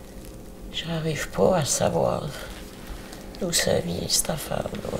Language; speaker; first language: French; native; French